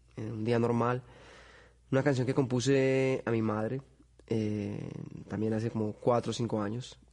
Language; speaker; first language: Spanish; native; Spanish